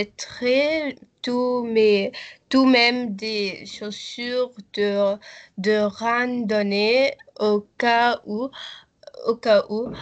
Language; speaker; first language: French; non-native, learner; Arabic